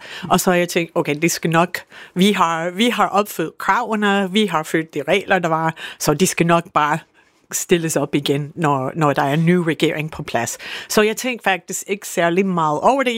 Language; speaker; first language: Danish; non-native, fluent; English